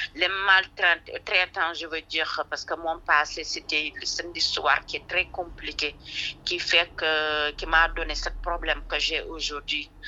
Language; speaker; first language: French; non-native, local second language; Wolof